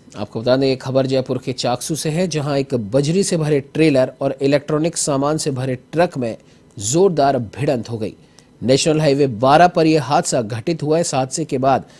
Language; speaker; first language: Hindi; native; Hindi